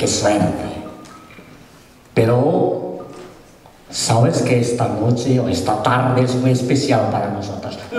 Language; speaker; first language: Spanish; non-native, fluent; Indonesian